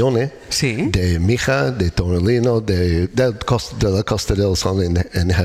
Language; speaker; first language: Spanish; non-native, learner; English